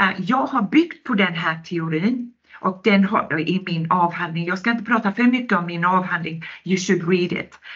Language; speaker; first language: Swedish; non-native, local second language; Finnish